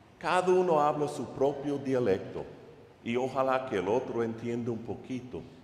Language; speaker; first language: Spanish; non-native, fluent; English